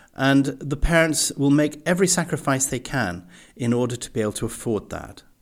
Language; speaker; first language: English; native; English